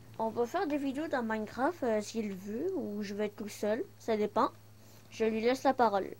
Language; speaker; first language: French; non-native, local second language; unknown